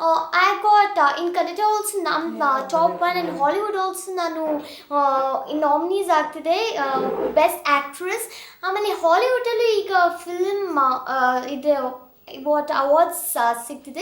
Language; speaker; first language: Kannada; early bilingual, heritage; Kannada